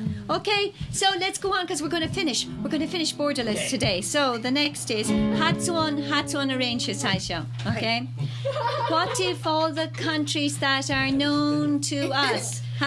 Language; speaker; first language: English; native; English